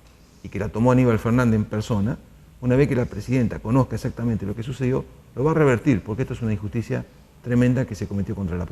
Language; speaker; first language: Spanish; native; Spanish